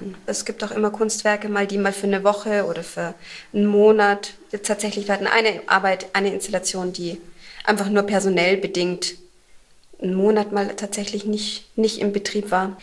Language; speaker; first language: German; native; German